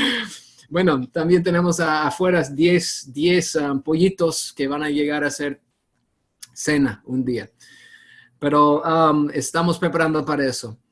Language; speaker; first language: Spanish; non-native, fluent; English